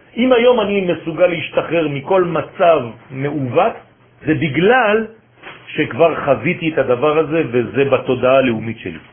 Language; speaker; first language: Hebrew; non-native, fluent; French